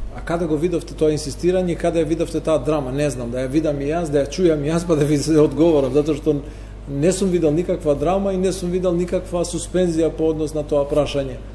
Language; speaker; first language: Macedonian; non-native, local second language; Albanian